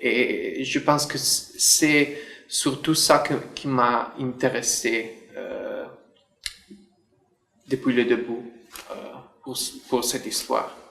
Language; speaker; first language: French; non-native, fluent; Italian